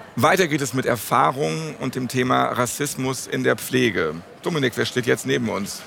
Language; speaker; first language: German; native; German